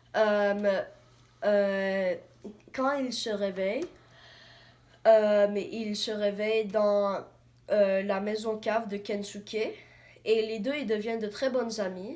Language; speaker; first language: French; non-native, learner; English